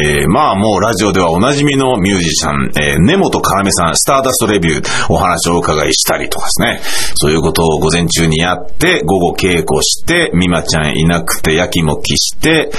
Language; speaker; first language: Japanese; native; Japanese